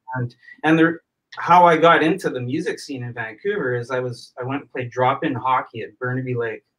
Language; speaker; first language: English; native; English